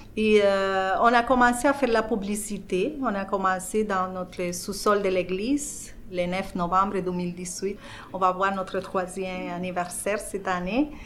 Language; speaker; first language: French; non-native, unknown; Spanish